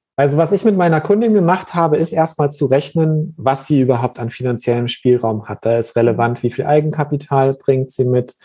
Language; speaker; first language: German; native; German